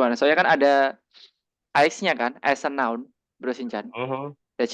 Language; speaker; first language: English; non-native, learner; Indonesian